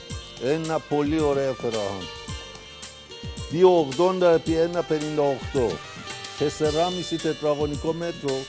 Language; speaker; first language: Greek; non-native, learner; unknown